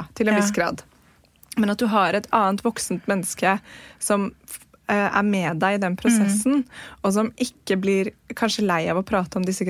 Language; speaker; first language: Norwegian; native; Norwegian